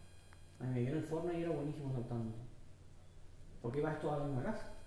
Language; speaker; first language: Spanish; native; Spanish